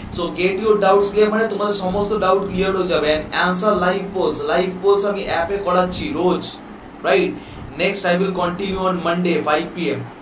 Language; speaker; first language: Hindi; non-native, local second language; Bangla